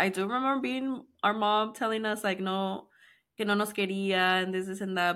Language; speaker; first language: English; early bilingual, other home language; Spanish